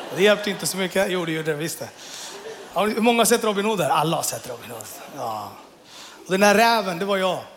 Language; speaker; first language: Swedish; early bilingual, other home language; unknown